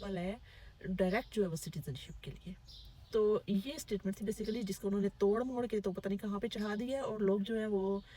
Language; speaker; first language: Urdu; native; Urdu